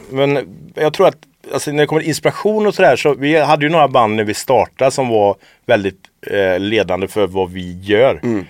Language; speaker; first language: Swedish; native; Swedish